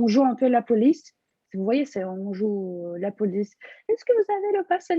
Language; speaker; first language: French; non-native, fluent; Russian